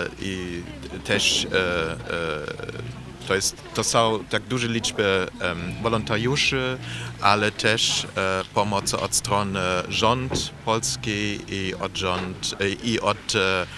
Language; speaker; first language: Polish; non-native, learner; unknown